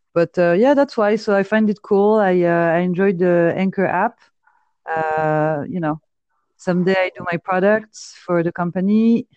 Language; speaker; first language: English; non-native, fluent; French